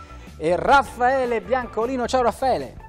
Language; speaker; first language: Italian; native; Italian